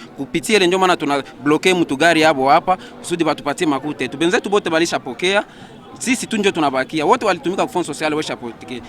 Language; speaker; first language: Swahili; native; Swahili